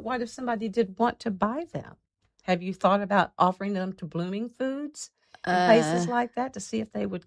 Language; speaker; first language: English; native; English